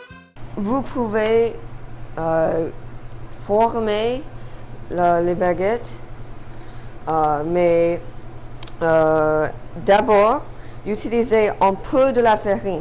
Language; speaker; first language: French; non-native, learner; English